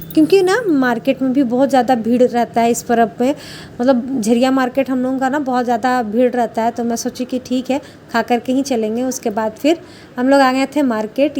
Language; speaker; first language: Hindi; native; Hindi